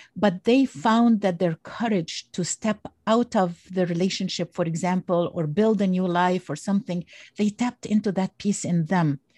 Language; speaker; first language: English; non-native, fluent; Arabic